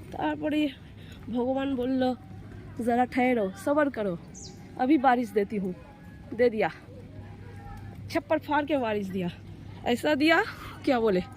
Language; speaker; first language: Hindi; non-native, local second language; Bangla